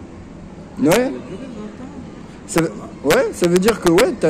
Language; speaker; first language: French; native; French